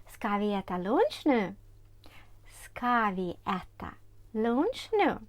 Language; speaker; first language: Swedish; non-native, fluent; Ukrainian